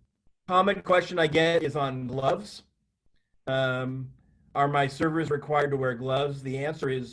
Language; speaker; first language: English; native; English